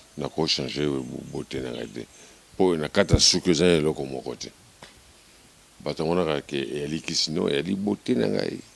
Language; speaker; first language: Lingala; non-native, local second language; Kituba (Democratic Republic of Congo)